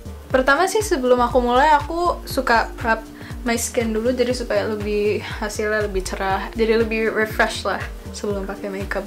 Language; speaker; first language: Indonesian; native; Indonesian